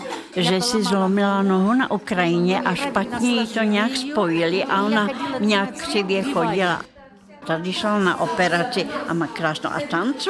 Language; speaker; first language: Czech; non-native, fluent; Russian